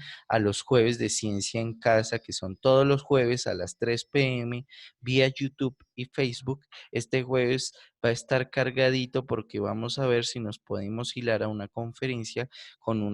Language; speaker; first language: Spanish; native; Spanish